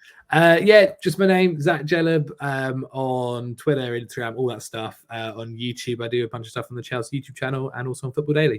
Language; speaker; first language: English; native; English